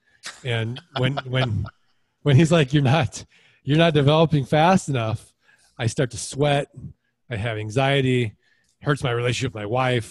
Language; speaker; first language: English; native; English